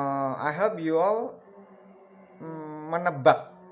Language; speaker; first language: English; non-native, learner; Indonesian